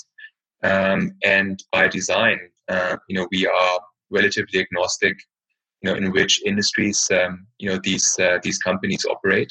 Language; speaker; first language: English; non-native, fluent; German